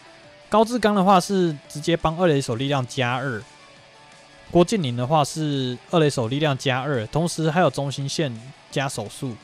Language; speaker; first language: Chinese; native; Chinese